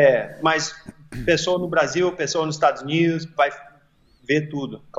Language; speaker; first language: Portuguese; early bilingual, heritage; English